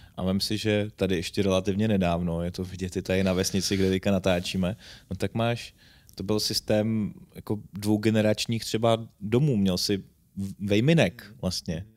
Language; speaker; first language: Czech; native; Czech